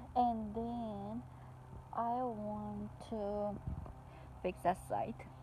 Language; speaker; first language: English; non-native, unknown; Romanian